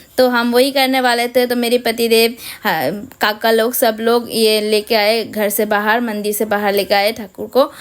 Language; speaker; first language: Hindi; non-native, local second language; Bangla